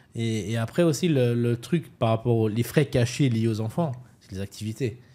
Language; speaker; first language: French; native; French